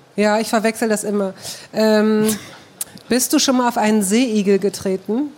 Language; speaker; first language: German; native; German